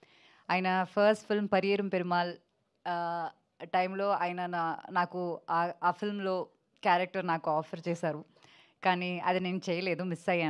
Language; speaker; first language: Telugu; non-native, local second language; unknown